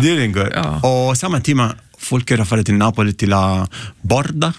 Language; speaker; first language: Icelandic; non-native, learner; Italian